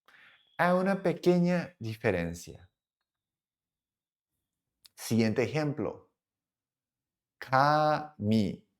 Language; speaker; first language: Spanish; non-native, fluent; Japanese